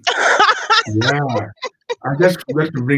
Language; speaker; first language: English; non-native, local second language; Swahili